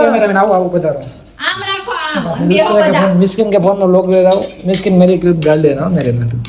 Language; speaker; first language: Hindi; non-native, local second language; Gujarati